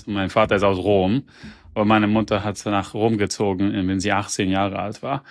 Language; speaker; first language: German; early bilingual, heritage; German